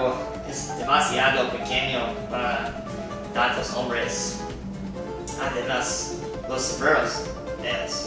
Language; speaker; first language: Spanish; non-native, learner; English